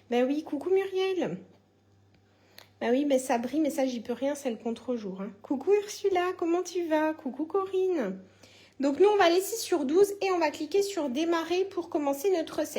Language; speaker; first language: French; native; French